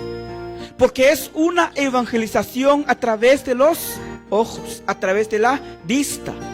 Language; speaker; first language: Spanish; native; Spanish